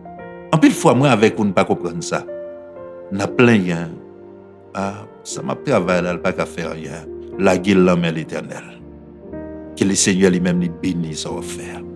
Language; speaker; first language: French; non-native, local second language; Haitian Creole